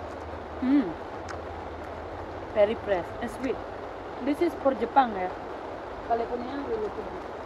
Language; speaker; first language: English; non-native, learner; Indonesian